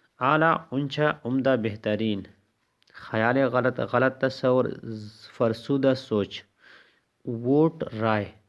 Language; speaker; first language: Urdu; non-native, local second language; Pashto